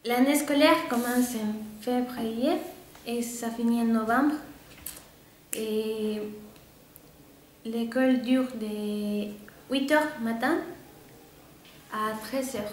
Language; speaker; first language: French; non-native, fluent; Spanish